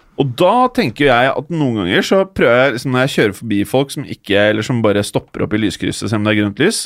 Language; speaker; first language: Norwegian; native; Norwegian